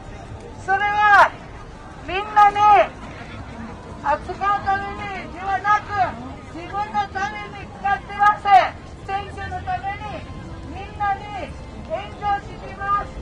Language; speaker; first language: Japanese; non-native, fluent; Filipino